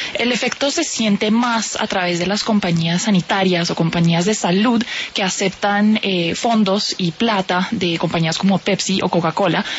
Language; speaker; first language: Spanish; native; Spanish